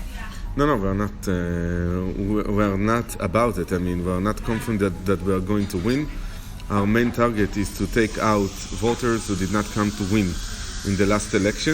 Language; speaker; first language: English; non-native, fluent; Hebrew